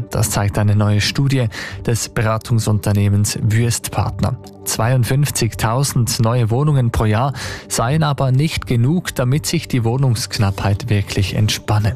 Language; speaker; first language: German; native; German